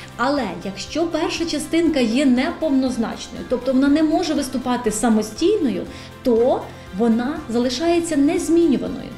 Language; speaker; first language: Ukrainian; native; Ukrainian